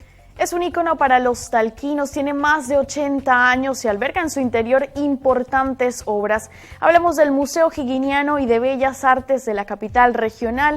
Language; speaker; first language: Spanish; native; Spanish